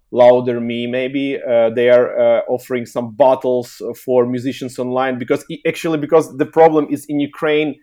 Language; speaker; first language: English; non-native, learner; Ukrainian